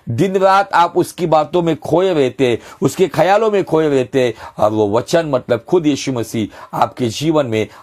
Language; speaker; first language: Hindi; non-native, local second language; Marathi